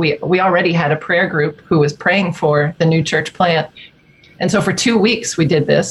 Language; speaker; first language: English; native; English